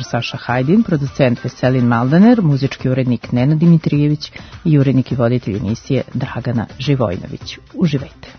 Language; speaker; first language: Serbian; native; Serbian